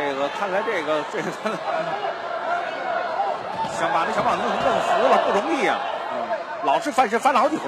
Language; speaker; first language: Chinese; native; Chinese